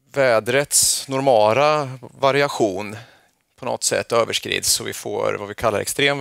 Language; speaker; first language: Swedish; native; Swedish